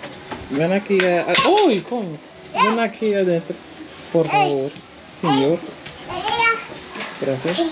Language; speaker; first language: Spanish; non-native, learner; English